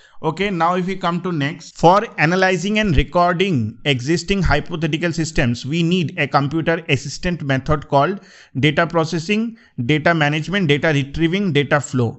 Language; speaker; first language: English; non-native, local second language; Bangla